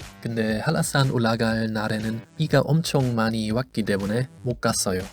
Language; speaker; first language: Korean; non-native, fluent; German